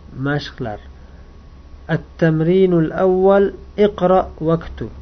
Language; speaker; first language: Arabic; non-native, fluent; Uzbek